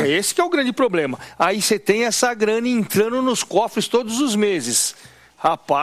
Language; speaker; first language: Portuguese; native; Portuguese